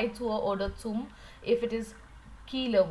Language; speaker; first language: German; non-native, learner; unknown